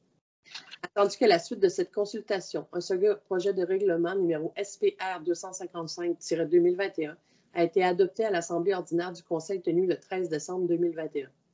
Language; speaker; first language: French; native; French